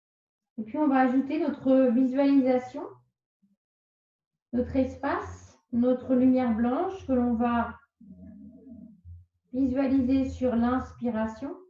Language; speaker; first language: French; native; French